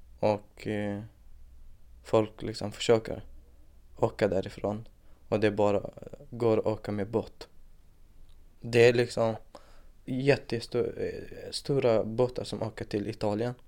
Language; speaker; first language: Swedish; non-native, fluent; Persian